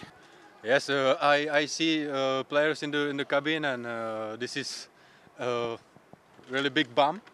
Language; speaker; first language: English; non-native, learner; Czech